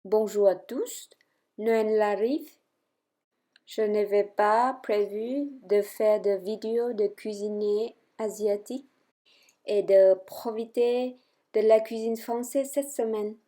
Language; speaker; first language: French; non-native, fluent; Vietnamese